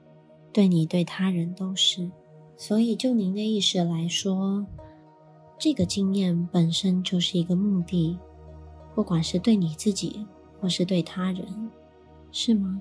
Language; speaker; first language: Chinese; native; Chinese